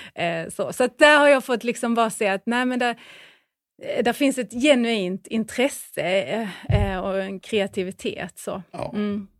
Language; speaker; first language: Swedish; native; Swedish